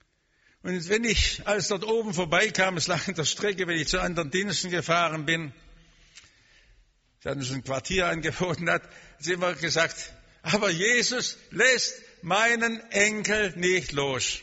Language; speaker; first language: German; native; German